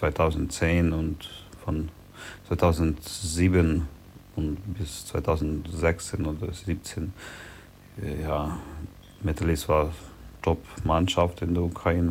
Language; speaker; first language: German; non-native, learner; Ukrainian